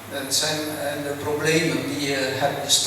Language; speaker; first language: Dutch; early bilingual, other home language; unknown